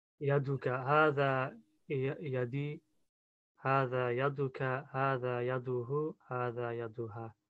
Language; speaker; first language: Arabic; non-native, learner; English